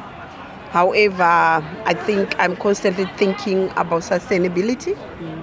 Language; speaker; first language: English; non-native, local second language; Shona